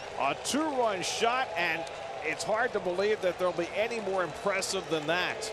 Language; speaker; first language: English; native; English